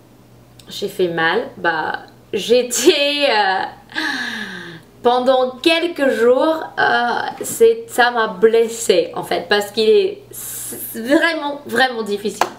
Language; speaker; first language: French; non-native, fluent; English